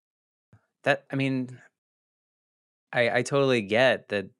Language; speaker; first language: English; native; English